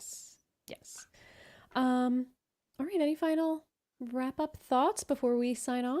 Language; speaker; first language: English; native; English